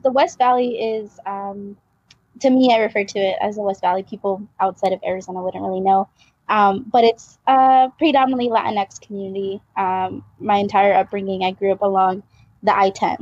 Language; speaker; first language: English; native; English